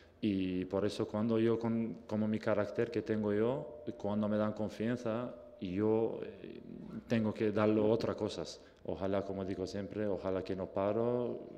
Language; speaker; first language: Spanish; non-native, learner; Albanian